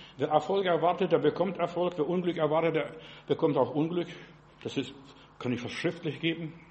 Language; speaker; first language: German; non-native, fluent; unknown